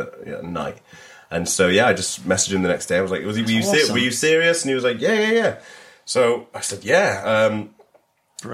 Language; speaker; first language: English; native; English